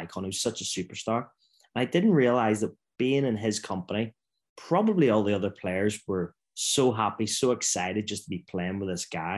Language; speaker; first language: English; native; English